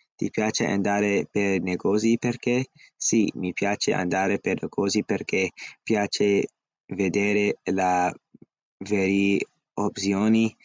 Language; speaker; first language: Italian; non-native, learner; English